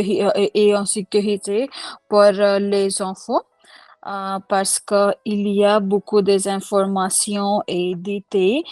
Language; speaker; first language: French; non-native, learner; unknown